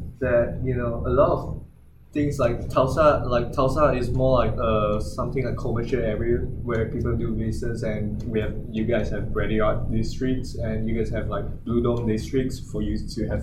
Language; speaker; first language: English; non-native, local second language; Chinese